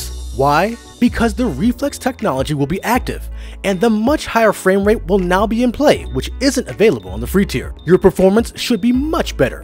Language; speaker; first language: English; native; English